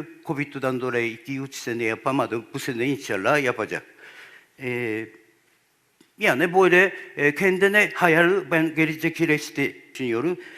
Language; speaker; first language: Turkish; non-native, learner; Japanese